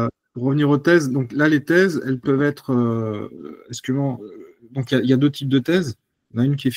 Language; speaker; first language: French; native; French